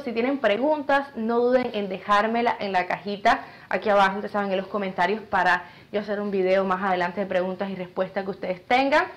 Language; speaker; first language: Spanish; native; Spanish